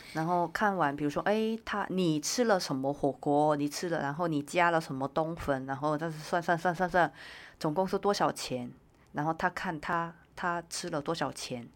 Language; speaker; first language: Chinese; non-native, fluent; Korean